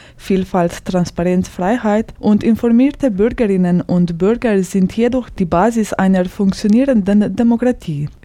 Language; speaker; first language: German; native; German